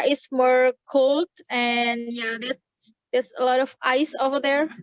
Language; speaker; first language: English; non-native, learner; Indonesian